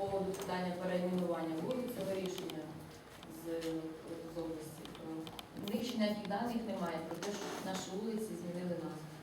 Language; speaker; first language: Ukrainian; native; Ukrainian